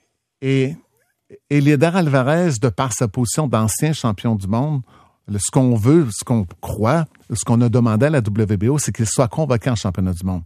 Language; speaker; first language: French; native; French